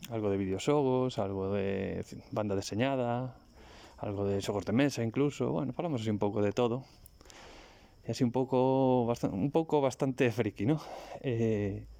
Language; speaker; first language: Galician; native; Galician